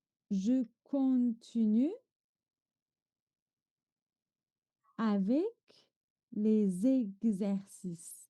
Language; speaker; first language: French; non-native, fluent; Chinese